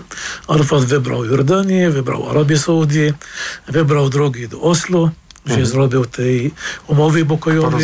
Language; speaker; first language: Polish; non-native, fluent; Arabic